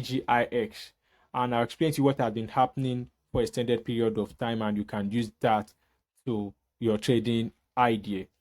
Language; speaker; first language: English; native; English